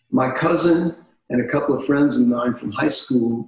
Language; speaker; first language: English; native; English